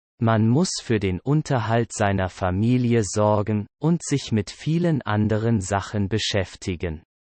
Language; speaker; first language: German; non-native, learner; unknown